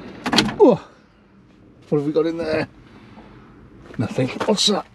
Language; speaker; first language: English; native; English